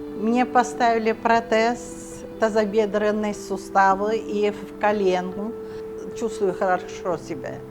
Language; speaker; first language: Russian; non-native, local second language; Kyrgyz